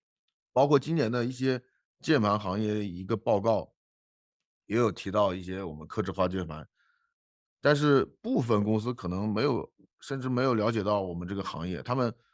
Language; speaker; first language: Chinese; native; Chinese